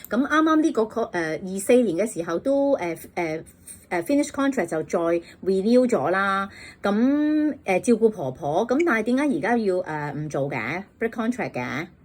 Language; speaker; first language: Cantonese; native; Cantonese